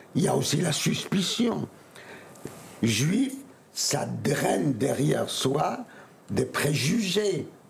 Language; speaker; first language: French; non-native, fluent; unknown